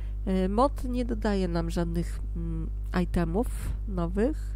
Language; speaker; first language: Polish; native; Polish